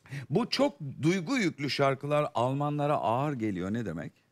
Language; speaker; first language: Turkish; native; Turkish